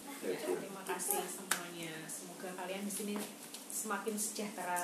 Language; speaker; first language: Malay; non-native, local second language; Javanese